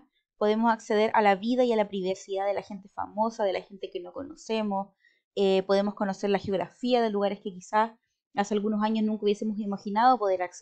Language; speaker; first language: Spanish; native; Spanish